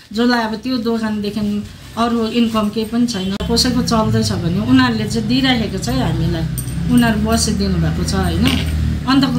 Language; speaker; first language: Nepali; native; Nepali